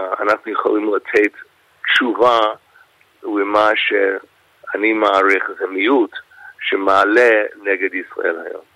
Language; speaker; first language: Hebrew; non-native, fluent; English